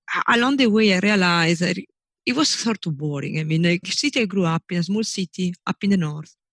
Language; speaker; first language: English; non-native, fluent; Italian